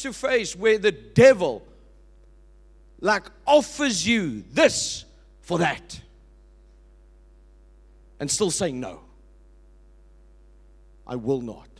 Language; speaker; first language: English; native; English